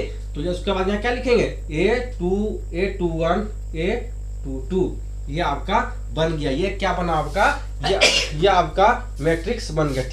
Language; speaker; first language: Hindi; native; Hindi